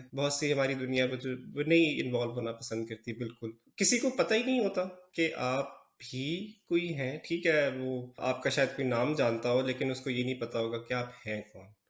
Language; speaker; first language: Urdu; native; Urdu